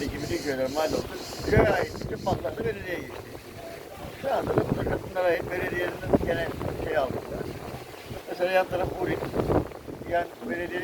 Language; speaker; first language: Turkish; native; Turkish